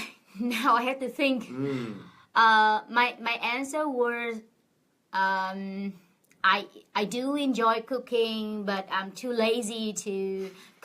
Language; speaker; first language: English; non-native, fluent; Vietnamese